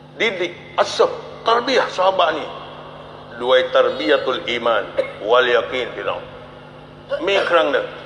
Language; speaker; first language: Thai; non-native, local second language; Malay